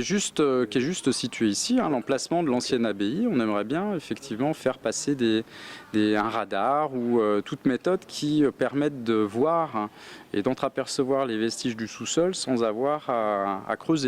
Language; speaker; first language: French; native; French